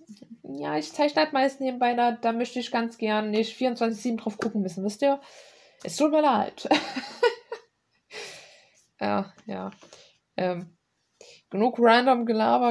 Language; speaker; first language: German; native; German